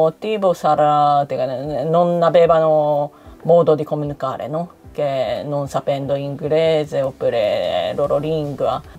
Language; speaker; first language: Italian; non-native, learner; Japanese